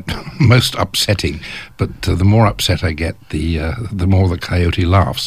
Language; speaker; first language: English; native; English